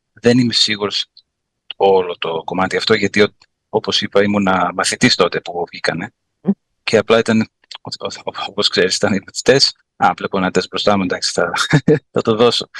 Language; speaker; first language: Greek; early bilingual, heritage; Greek